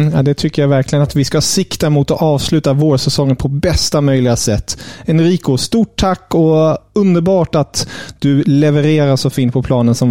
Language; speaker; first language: Swedish; native; Swedish